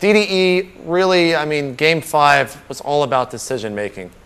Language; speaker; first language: English; native; English